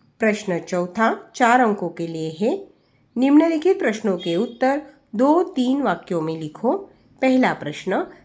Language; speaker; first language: Hindi; non-native, local second language; Marathi